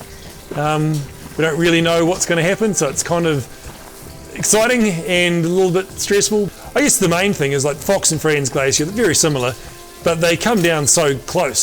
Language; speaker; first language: English; native; English